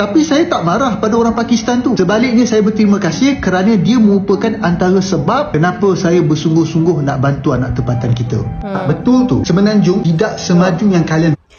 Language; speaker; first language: Malay; native; Malay